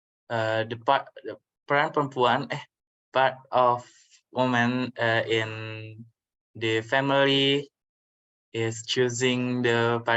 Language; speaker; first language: English; non-native, learner; Indonesian